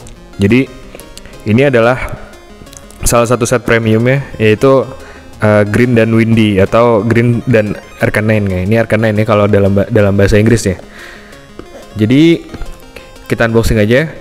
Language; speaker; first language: Indonesian; native; Indonesian